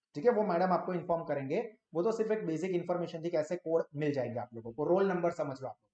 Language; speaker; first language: Hindi; non-native, local second language; Gujarati